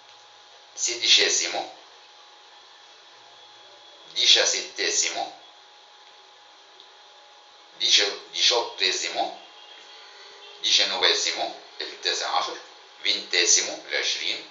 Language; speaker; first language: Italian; non-native, fluent; Arabic